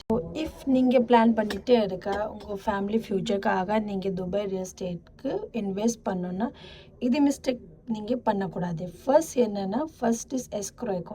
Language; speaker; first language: Tamil; non-native, learner; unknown